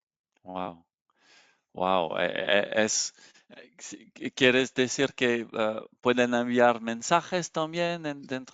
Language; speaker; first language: Spanish; non-native, learner; French